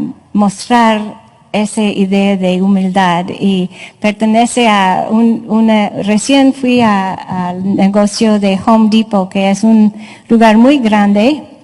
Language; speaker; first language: Spanish; non-native, fluent; English